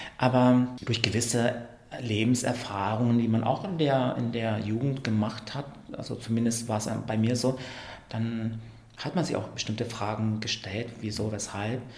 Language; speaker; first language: German; early bilingual, other home language; Vietnamese